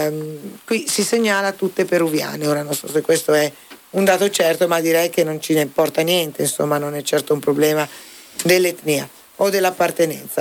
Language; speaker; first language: Italian; native; Italian